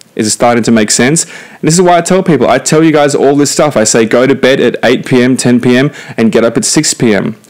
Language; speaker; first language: English; native; English